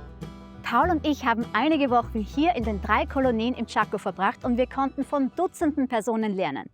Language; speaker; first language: German; native; German